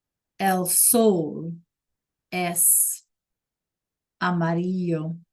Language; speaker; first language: Spanish; non-native, fluent; English